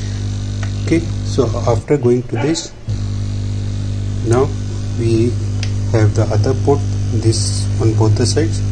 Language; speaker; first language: English; non-native, local second language; Hindi